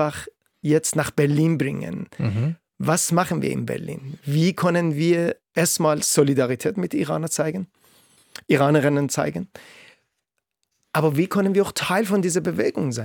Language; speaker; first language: German; non-native, fluent; Persian